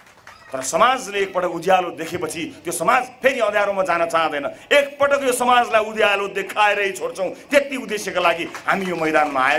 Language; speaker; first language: Nepali; native; Nepali